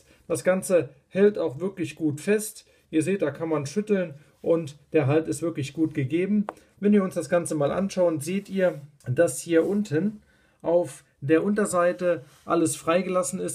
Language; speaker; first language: German; native; German